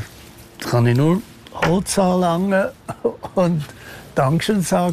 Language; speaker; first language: German; non-native, fluent; Maltese